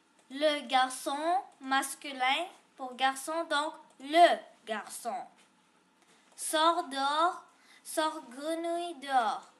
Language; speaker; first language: French; non-native, local second language; English